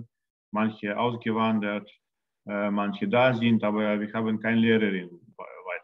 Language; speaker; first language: German; non-native, learner; Russian